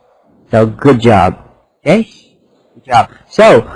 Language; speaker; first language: English; non-native, fluent; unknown